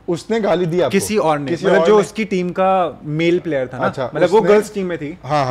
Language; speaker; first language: Hindi; native; Hindi